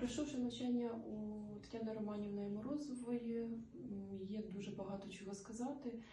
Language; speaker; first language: Ukrainian; native; Ukrainian